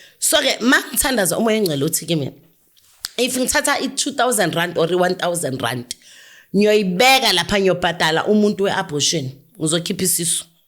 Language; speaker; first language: Zulu; native; Zulu